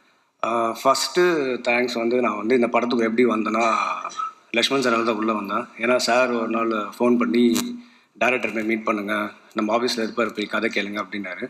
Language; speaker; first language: Tamil; native; Tamil